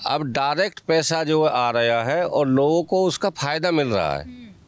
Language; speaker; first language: Hindi; native; Hindi